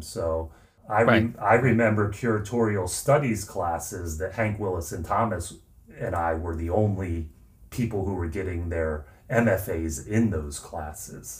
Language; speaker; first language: English; native; English